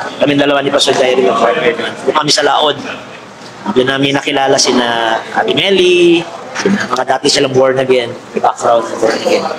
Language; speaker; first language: Filipino; native; Filipino